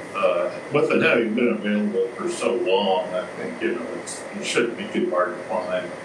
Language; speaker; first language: English; native; English